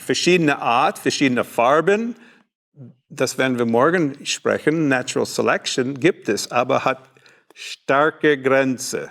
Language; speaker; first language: German; non-native, learner; English